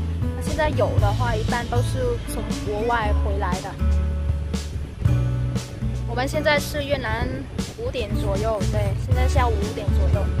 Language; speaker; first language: Chinese; non-native, fluent; Vietnamese